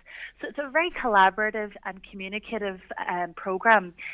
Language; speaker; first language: English; native; English